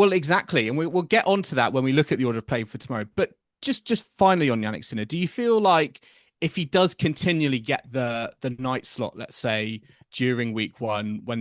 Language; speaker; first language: English; native; English